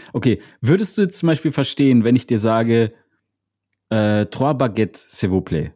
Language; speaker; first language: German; native; German